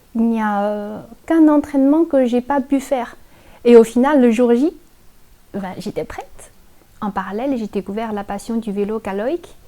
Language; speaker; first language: French; non-native, fluent; Chinese